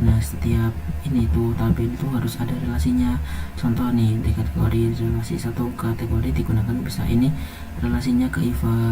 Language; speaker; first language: Indonesian; native; Indonesian